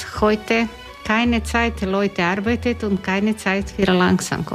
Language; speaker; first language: German; non-native, learner; Croatian